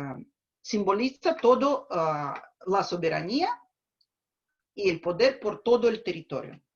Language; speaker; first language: Spanish; non-native, fluent; Russian